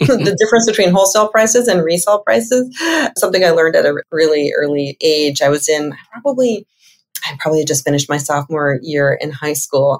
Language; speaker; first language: English; native; English